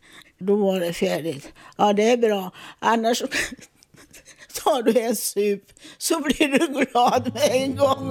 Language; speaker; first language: Swedish; non-native, fluent; Italian